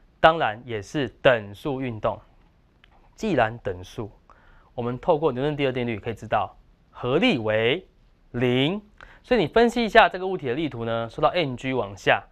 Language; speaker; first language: Chinese; native; Chinese